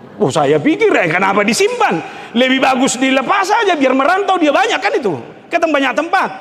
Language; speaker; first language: Indonesian; non-native, local second language; Batak Toba